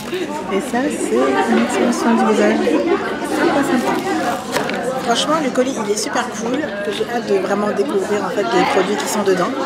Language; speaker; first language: French; native; French